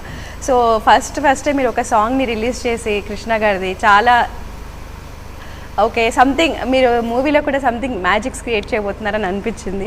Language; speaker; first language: Telugu; native; Telugu